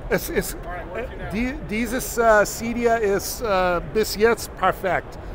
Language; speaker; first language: German; non-native, learner; English